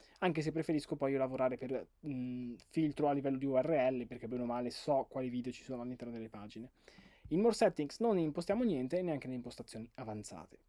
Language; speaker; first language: Italian; native; Italian